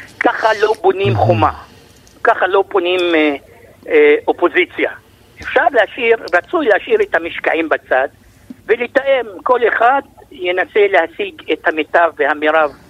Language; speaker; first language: Hebrew; non-native, local second language; Arabic